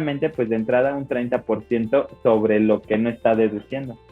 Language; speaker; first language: Spanish; native; Spanish